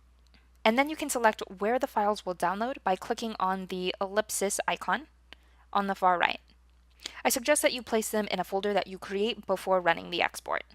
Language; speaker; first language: English; native; English